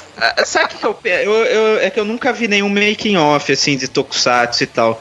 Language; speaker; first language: Portuguese; native; Portuguese